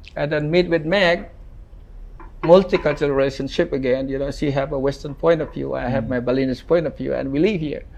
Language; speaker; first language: English; non-native, fluent; Indonesian